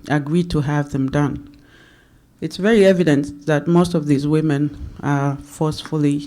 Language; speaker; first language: English; non-native, local second language; Swahili